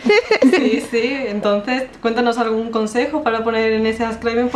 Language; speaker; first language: Spanish; native; Spanish